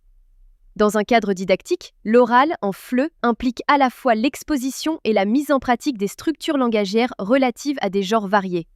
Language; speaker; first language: French; non-native, local second language; Arabic